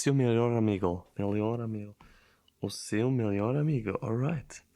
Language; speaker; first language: Portuguese; non-native, learner; German